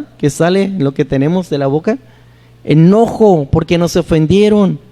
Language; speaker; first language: Spanish; native; Spanish